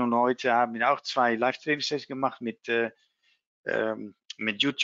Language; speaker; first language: German; non-native, learner; Dutch